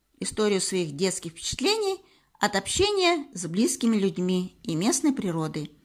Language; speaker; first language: Russian; native; Russian